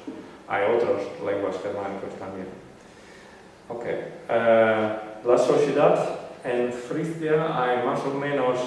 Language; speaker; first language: Spanish; non-native, fluent; Western Frisian